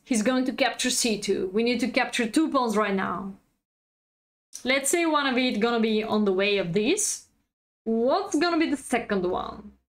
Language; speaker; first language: English; non-native, fluent; Bulgarian